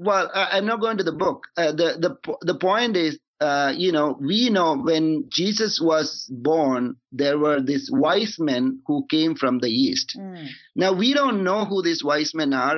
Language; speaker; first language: English; non-native, local second language; Malayalam